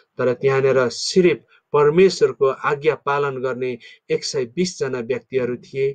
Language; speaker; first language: Nepali; non-native, local second language; Limbu